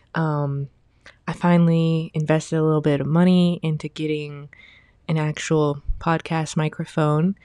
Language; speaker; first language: English; early bilingual, other home language; Chinese